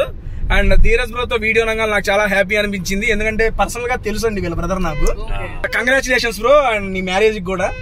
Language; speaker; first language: Telugu; native; Telugu